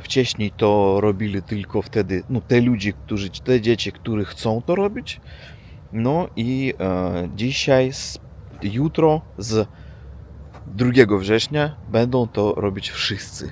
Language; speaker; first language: Polish; non-native, learner; Russian